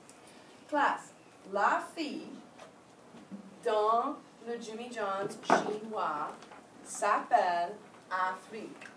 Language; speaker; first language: French; non-native, fluent; English